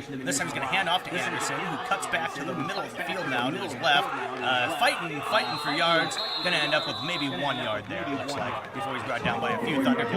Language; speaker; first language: English; native; English